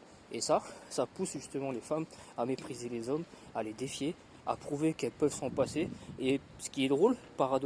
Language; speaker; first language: French; native; French